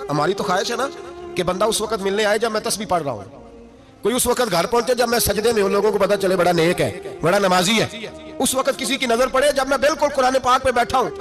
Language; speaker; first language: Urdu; non-native, local second language; Punjabi